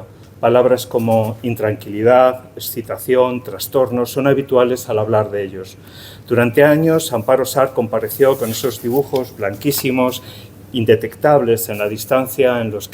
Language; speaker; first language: Spanish; native; Spanish